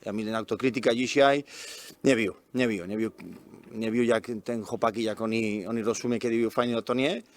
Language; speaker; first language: Polish; non-native, learner; Spanish